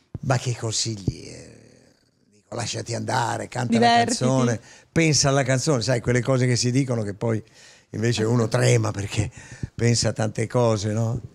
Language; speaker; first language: Italian; native; Italian